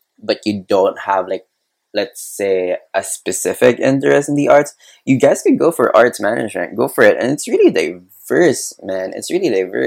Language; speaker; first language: English; non-native, local second language; Cebuano